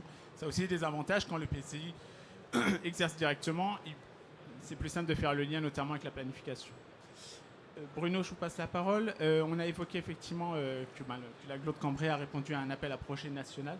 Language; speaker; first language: French; native; French